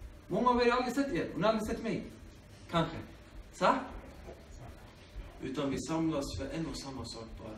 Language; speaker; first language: Swedish; early bilingual, other home language; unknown